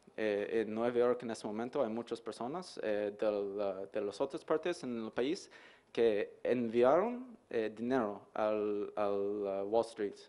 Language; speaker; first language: Spanish; non-native, learner; English